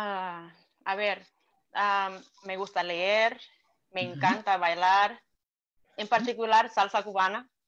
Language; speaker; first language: Spanish; non-native, fluent; English